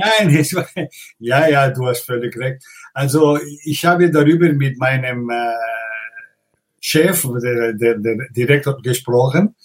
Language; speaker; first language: German; non-native, fluent; Italian